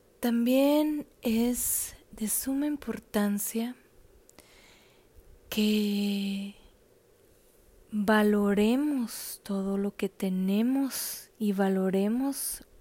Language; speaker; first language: Spanish; native; Spanish